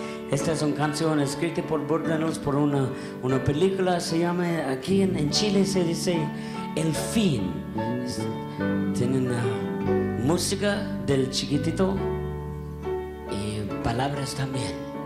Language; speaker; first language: Spanish; non-native, learner; English